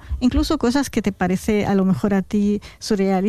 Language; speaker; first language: Spanish; non-native, fluent; Arabic